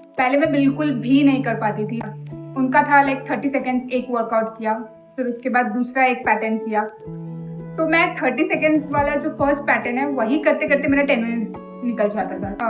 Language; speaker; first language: Hindi; non-native, local second language; Bangla